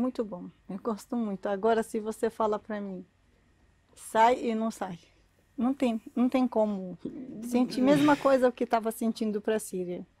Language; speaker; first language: Portuguese; non-native, learner; Arabic